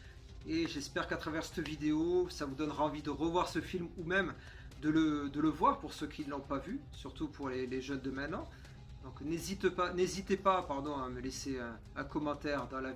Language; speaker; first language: French; native; French